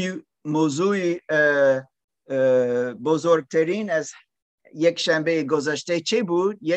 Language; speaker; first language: Persian; non-native, learner; English